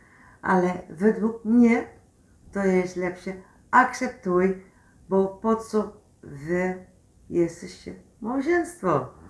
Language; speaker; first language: Polish; non-native, learner; Dutch